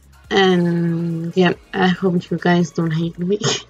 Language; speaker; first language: English; non-native, fluent; Spanish